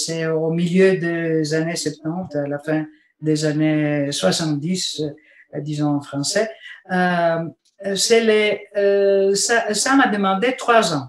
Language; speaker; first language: French; non-native, fluent; Bulgarian